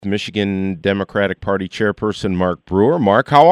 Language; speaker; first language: English; native; English